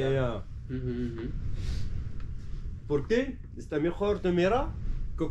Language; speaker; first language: Spanish; non-native, learner; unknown